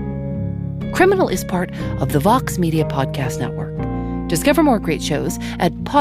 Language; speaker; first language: English; native; English